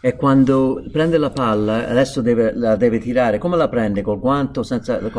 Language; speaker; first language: Italian; non-native, fluent; English